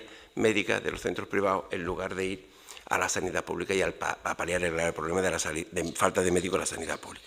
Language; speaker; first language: Spanish; native; Spanish